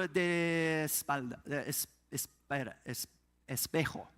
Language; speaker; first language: Spanish; non-native, learner; English